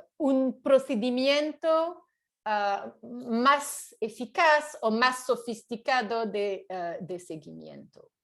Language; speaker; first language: Spanish; non-native, fluent; French